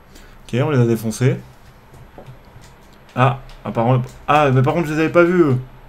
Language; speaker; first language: French; native; French